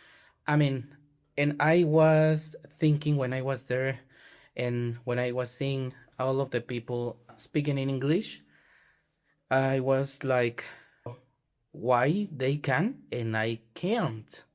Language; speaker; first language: English; non-native, learner; Spanish